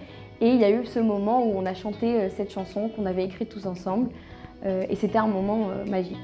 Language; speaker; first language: French; non-native, local second language; Arabic